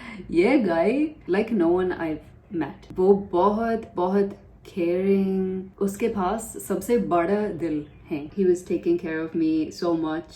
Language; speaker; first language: Hindi; non-native, learner; English